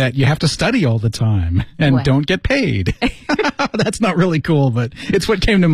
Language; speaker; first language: English; native; English